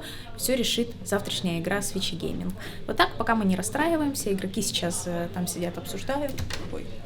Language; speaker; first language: Russian; native; Russian